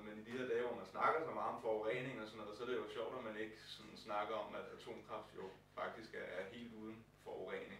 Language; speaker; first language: Danish; native; Danish